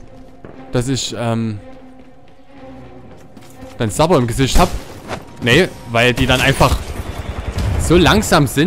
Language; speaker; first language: German; native; German